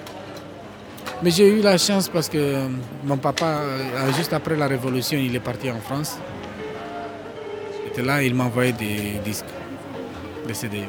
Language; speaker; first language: French; non-native, learner; Romanian